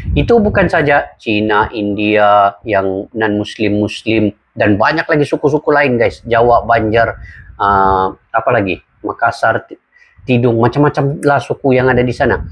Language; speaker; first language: Malay; native; Malay